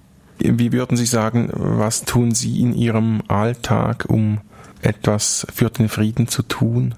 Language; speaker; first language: German; native; German